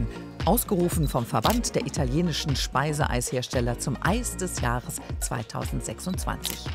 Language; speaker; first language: German; native; German